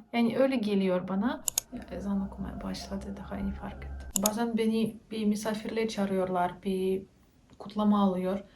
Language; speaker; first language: Turkish; non-native, learner; Russian